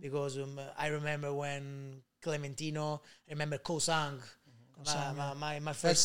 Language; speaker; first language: English; non-native, learner; Italian